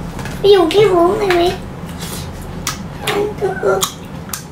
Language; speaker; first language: Vietnamese; early bilingual, heritage; Vietnamese